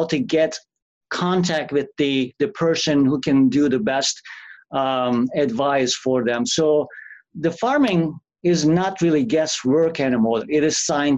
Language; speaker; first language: English; non-native, fluent; Turkish